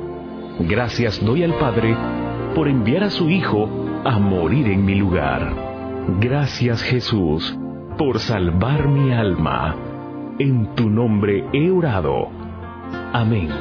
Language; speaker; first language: Spanish; native; Spanish